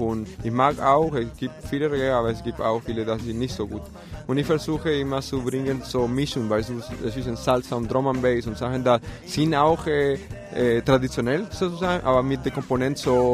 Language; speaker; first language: German; non-native, learner; Spanish